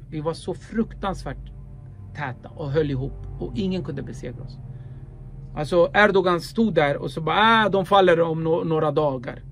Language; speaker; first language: Swedish; early bilingual, other home language; Kurdish